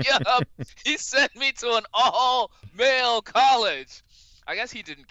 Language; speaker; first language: English; non-native, local second language; Yoruba